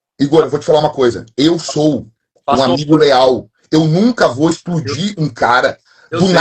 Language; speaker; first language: Portuguese; native; Portuguese